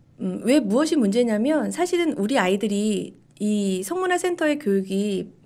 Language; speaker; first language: Korean; native; Korean